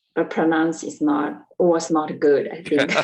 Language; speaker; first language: English; non-native, learner; Chinese